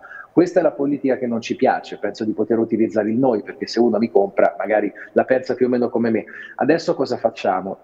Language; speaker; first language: Italian; native; Italian